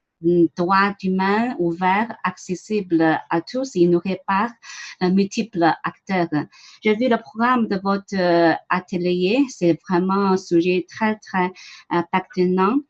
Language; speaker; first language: French; non-native, learner; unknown